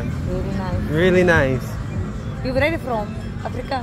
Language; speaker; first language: English; non-native, learner; Uzbek